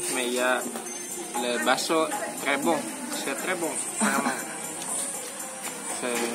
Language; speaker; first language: French; non-native, learner; Indonesian